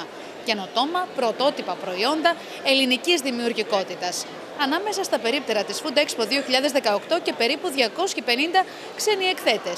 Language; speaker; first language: Greek; native; Greek